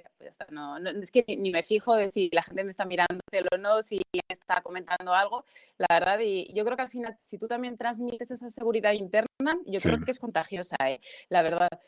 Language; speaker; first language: Spanish; early bilingual, other home language; Arabic